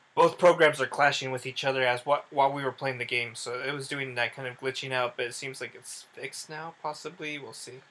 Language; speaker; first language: English; native; English